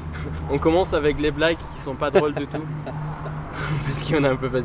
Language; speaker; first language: French; non-native, fluent; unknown